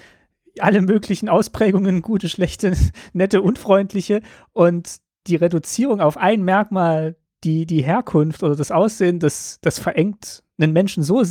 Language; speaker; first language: German; native; German